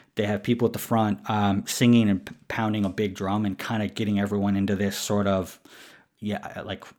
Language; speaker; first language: English; native; English